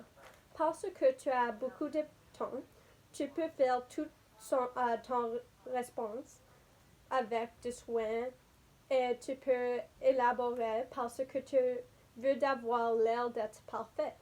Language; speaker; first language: French; non-native, learner; English